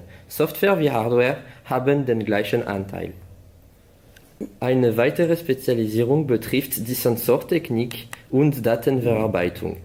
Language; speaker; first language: German; non-native, learner; French